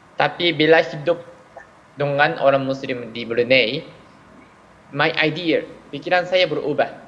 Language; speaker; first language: Malay; non-native, fluent; Japanese